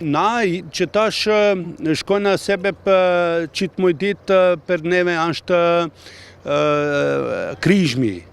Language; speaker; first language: Albanian; non-native, local second language; Croatian